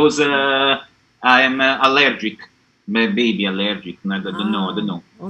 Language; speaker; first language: English; non-native, learner; Italian